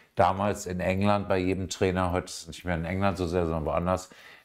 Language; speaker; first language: German; native; German